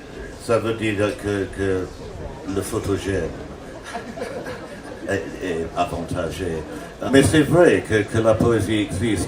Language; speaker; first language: French; non-native, fluent; English